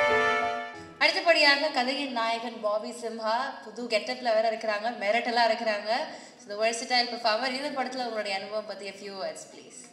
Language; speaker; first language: Tamil; native; Tamil